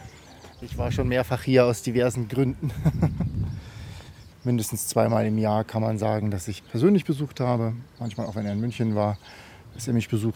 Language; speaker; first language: German; native; German